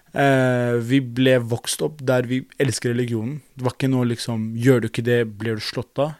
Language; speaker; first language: Norwegian; non-native, fluent; Arabic